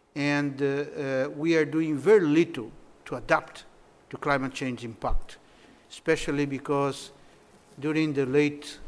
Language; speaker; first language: English; non-native, fluent; Portuguese